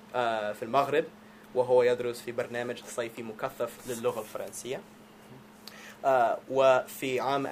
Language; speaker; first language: Arabic; non-native, fluent; English